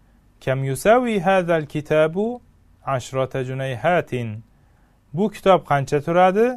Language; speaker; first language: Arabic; non-native, fluent; Uzbek